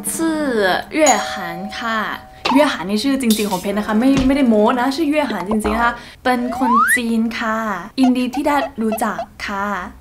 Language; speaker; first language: Thai; native; Thai